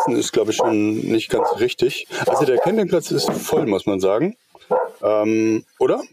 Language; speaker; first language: German; native; German